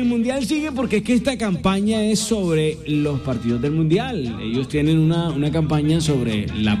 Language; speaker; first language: Spanish; native; Spanish